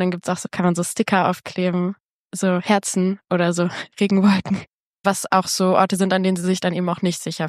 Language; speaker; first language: German; native; German